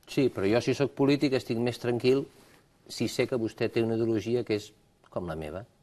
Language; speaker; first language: Catalan; native; Catalan